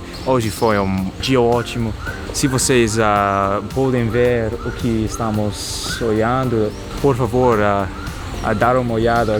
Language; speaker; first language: Portuguese; non-native, learner; English